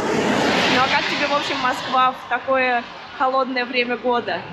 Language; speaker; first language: Russian; native; Russian